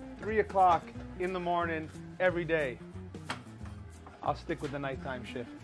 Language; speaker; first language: English; native; English